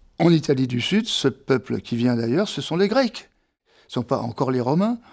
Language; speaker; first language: French; non-native, fluent; Italian